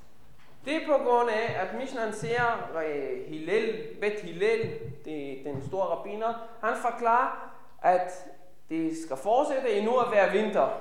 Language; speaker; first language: Danish; non-native, fluent; Hebrew